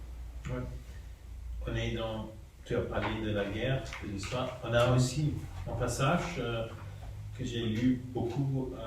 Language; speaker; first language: French; non-native, fluent; German